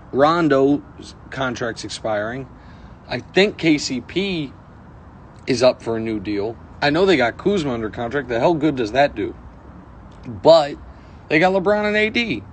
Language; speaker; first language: English; native; English